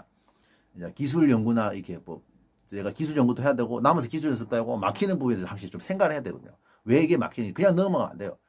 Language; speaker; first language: Korean; native; Korean